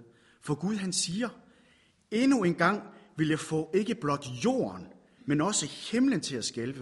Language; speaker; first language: Danish; native; Danish